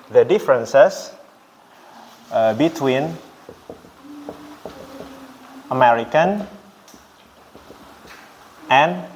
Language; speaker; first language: English; non-native, learner; Indonesian